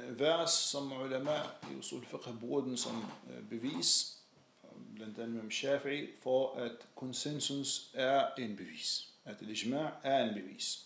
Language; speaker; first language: Danish; non-native, fluent; Arabic